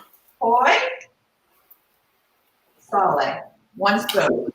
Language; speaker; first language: Italian; non-native, learner; English